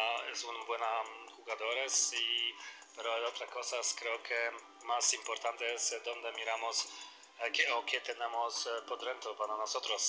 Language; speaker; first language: Spanish; non-native, learner; Polish